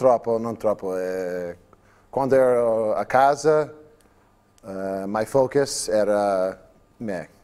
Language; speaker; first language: Italian; non-native, learner; English